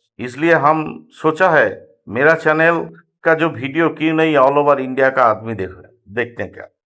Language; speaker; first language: Hindi; non-native, local second language; Bangla